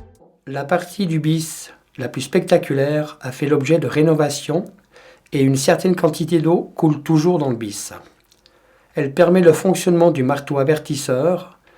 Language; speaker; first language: French; native; French